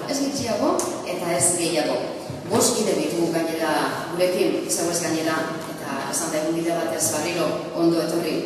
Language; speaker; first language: Basque; native; Basque